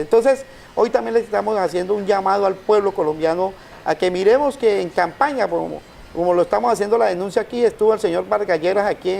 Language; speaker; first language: Spanish; native; Spanish